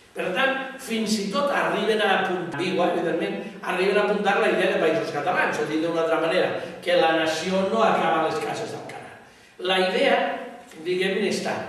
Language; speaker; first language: Catalan; native; Catalan